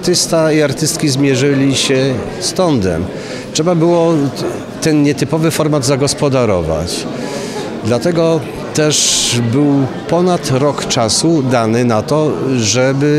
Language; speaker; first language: Polish; native; Polish